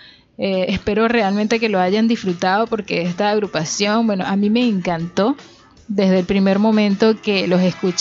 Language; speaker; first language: Spanish; native; Spanish